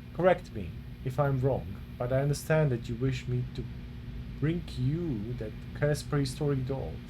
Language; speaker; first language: English; non-native, fluent; Slovak